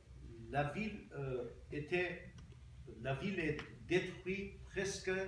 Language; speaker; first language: French; non-native, fluent; Armenian